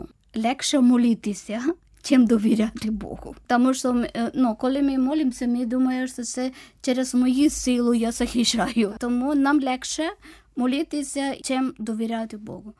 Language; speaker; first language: Ukrainian; non-native, learner; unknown